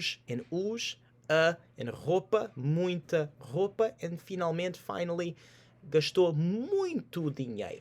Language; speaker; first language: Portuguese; non-native, fluent; English